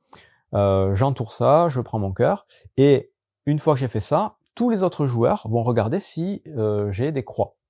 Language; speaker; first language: French; native; French